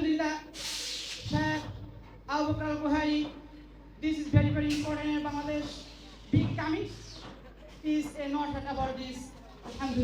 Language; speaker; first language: English; non-native, learner; Bangla